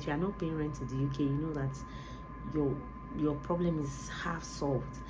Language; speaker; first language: English; non-native, local second language; Yoruba